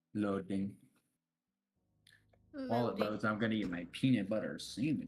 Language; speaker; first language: English; native; English